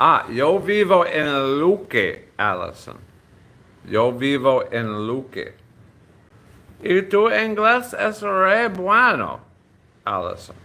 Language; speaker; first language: Spanish; non-native, learner; English